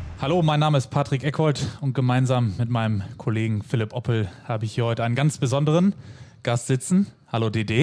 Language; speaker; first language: German; native; German